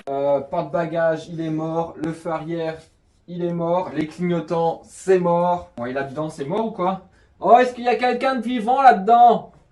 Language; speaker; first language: French; native; French